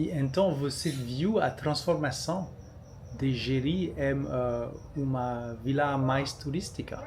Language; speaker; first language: Portuguese; non-native, learner; French